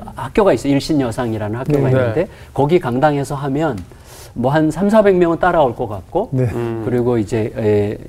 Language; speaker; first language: Korean; native; Korean